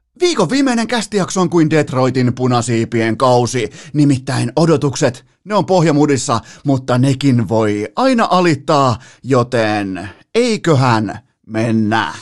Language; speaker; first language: Finnish; native; Finnish